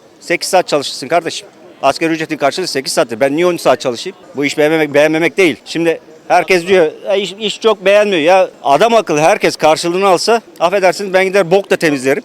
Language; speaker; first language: Turkish; native; Turkish